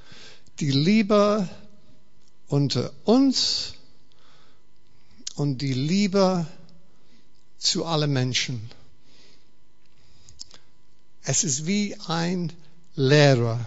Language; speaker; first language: German; non-native, fluent; English